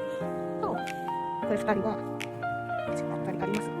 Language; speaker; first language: Japanese; non-native, learner; Burmese